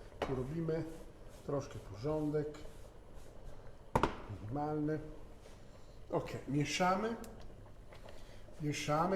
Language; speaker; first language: Polish; non-native, fluent; Italian